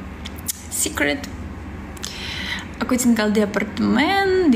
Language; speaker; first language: Indonesian; non-native, learner; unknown